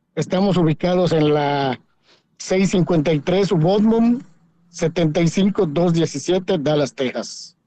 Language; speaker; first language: Spanish; native; Spanish